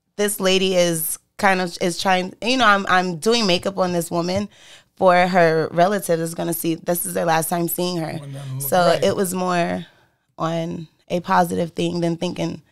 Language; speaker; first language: English; native; English